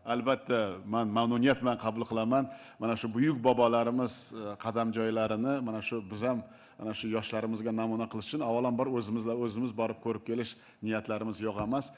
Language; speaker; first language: Uzbek; native; Uzbek